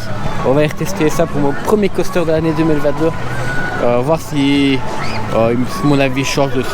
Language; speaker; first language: French; native; French